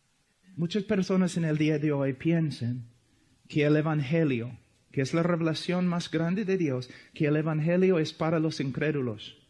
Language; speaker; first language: Spanish; non-native, fluent; English